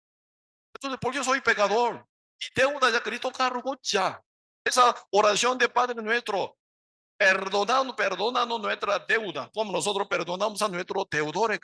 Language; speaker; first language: Spanish; non-native, learner; Korean